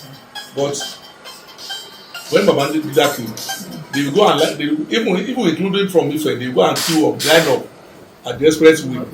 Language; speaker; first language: English; non-native, local second language; Yoruba